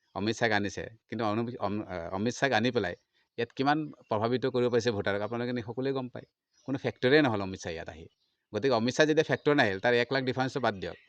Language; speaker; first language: Assamese; non-native, local second language; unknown